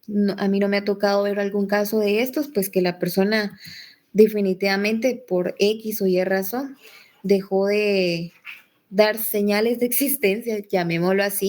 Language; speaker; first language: Spanish; native; Spanish